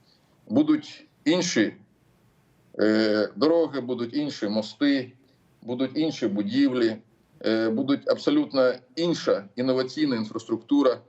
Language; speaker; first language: Ukrainian; non-native, local second language; Russian